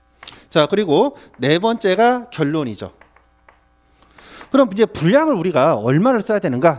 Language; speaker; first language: Korean; native; Korean